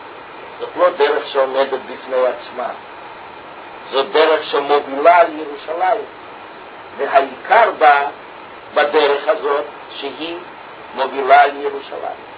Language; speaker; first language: Hebrew; non-native, fluent; Russian